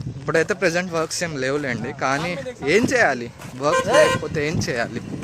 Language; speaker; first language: Telugu; non-native, local second language; Urdu